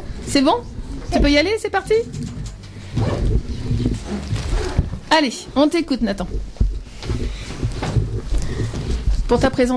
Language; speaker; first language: French; native; French